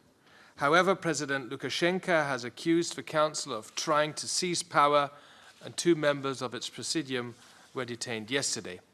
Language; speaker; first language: English; non-native, fluent; German